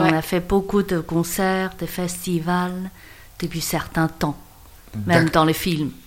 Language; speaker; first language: French; non-native, learner; Chinese